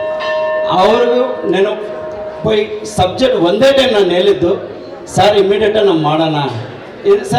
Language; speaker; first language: Kannada; non-native, local second language; Telugu